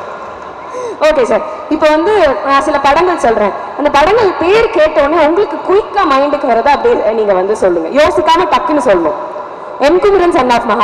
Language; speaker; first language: Tamil; native; Tamil